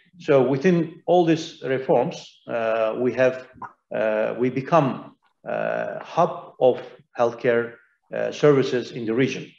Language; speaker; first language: English; non-native, fluent; Turkish